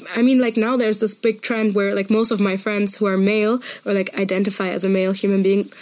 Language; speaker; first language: English; non-native, fluent; German